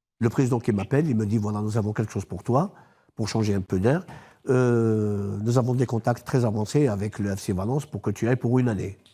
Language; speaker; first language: French; non-native, local second language; Arabic